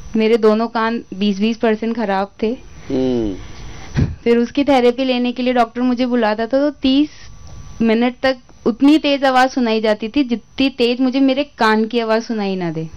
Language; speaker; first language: Hindi; native; Hindi